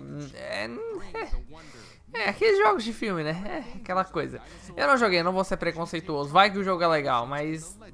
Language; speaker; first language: Portuguese; native; Portuguese